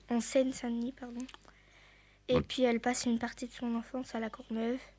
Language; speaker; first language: French; native; French